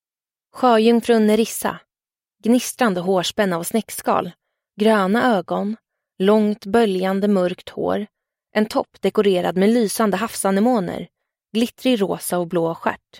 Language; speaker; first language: Swedish; native; Swedish